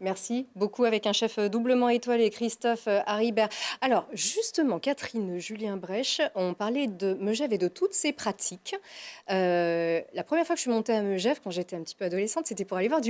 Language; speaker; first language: French; native; French